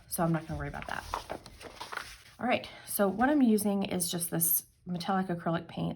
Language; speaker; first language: English; native; English